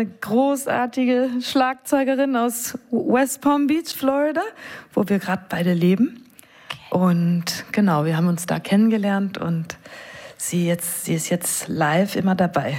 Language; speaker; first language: German; non-native, fluent; English